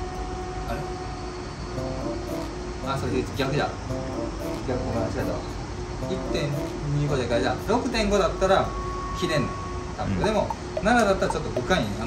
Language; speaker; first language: Japanese; native; Japanese